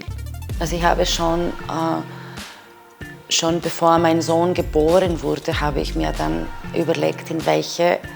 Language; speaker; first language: German; non-native, fluent; Serbian